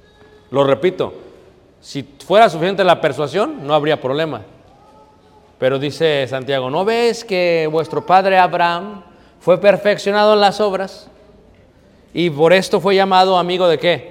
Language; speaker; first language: Spanish; native; Spanish